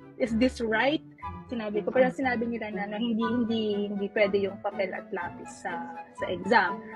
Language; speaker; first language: Filipino; native; Filipino